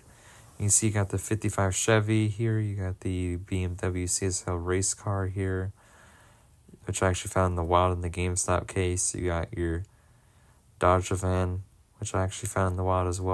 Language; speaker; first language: English; native; English